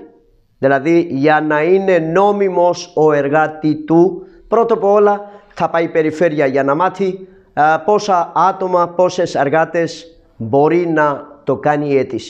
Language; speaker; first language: Greek; non-native, learner; Urdu